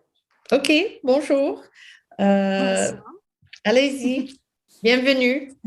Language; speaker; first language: French; non-native, local second language; English